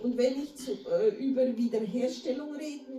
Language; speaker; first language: German; non-native, fluent; Portuguese